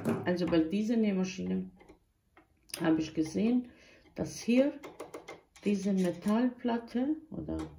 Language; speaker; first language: German; non-native, local second language; Bosnian